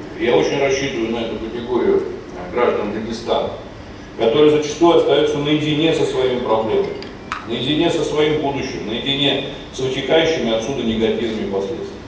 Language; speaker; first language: Russian; native; Russian